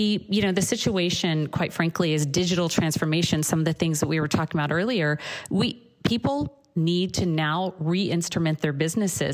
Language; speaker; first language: English; native; English